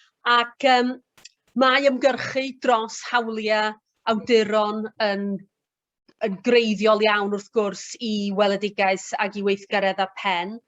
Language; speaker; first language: Welsh; native; Welsh